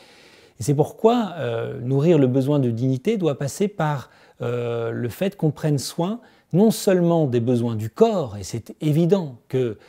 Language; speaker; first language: French; native; French